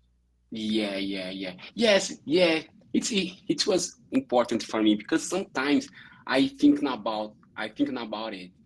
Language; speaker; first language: English; non-native, learner; Portuguese